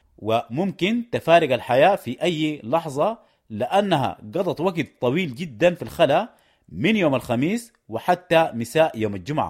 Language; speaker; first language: Arabic; native; Arabic